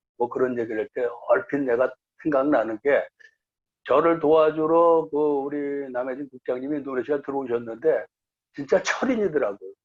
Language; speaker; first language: Korean; native; Korean